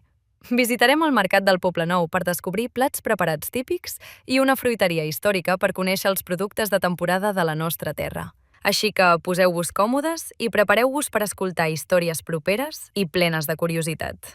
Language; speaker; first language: Catalan; native; Catalan